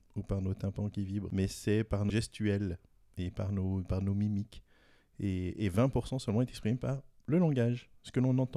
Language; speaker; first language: French; native; French